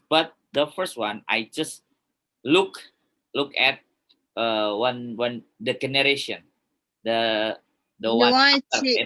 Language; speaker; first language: English; non-native, learner; Indonesian